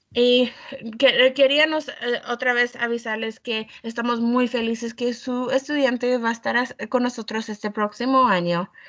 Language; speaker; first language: Spanish; early bilingual, heritage; Spanish